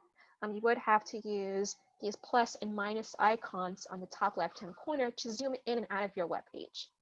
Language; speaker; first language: English; native; English